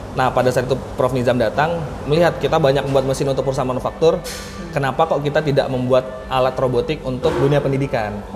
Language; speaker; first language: Indonesian; native; Indonesian